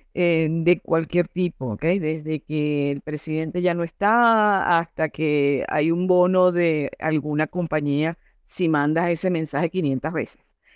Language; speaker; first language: Spanish; native; Spanish